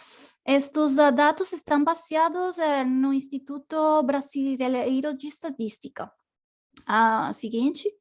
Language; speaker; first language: Portuguese; non-native, learner; Spanish